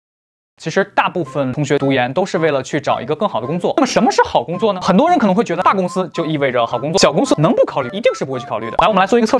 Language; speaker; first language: Chinese; native; Chinese